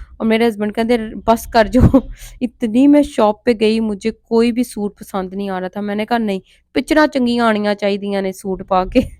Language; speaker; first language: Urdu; non-native, local second language; Punjabi